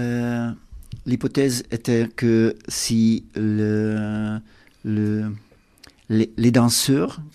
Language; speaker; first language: French; non-native, learner; Hungarian